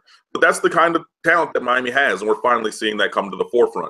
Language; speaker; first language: English; native; English